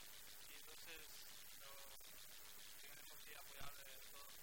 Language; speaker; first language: Spanish; non-native, learner; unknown